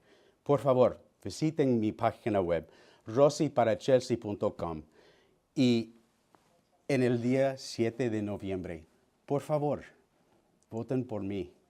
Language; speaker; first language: Spanish; early bilingual, heritage; Spanish